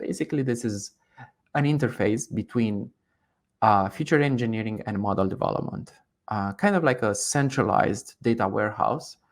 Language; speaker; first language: English; non-native, fluent; Romanian